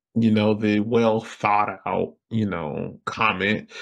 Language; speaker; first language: English; native; English